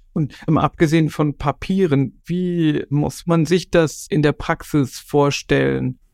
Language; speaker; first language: German; native; German